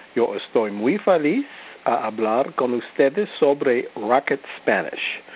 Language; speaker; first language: Spanish; non-native, learner; English